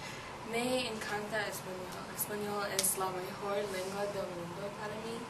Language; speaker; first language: Spanish; non-native, learner; English